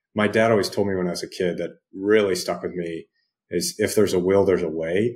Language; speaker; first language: English; native; English